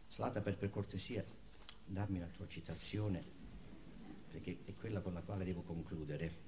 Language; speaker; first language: Italian; native; Italian